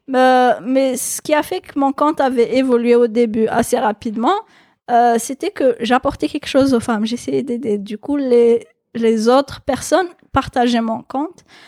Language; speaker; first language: French; non-native, local second language; Kabyle